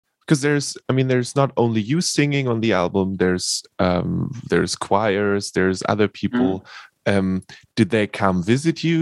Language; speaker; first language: English; non-native, fluent; German